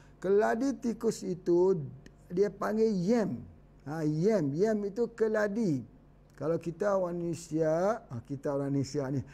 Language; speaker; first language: Malay; native; Malay